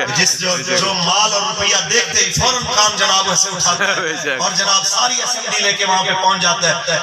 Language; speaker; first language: Urdu; non-native, local second language; Punjabi